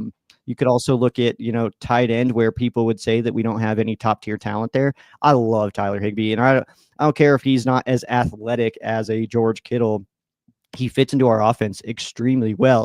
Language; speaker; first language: English; native; English